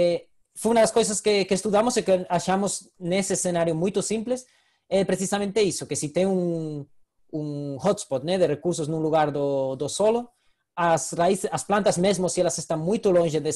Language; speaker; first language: Portuguese; non-native, fluent; Spanish